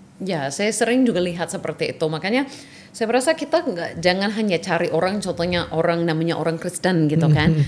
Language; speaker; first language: Indonesian; non-native, fluent; English